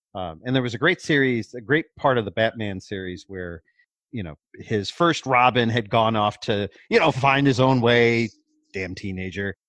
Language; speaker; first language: English; native; English